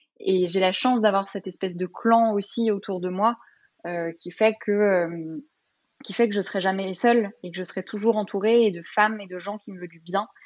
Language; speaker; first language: French; early bilingual, other home language; Arabic